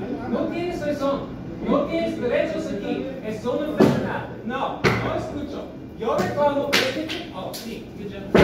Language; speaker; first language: Spanish; non-native, learner; English